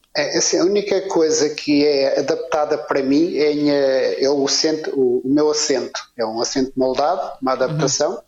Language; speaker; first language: Portuguese; native; Portuguese